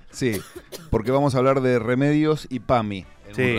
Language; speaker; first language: Spanish; native; Spanish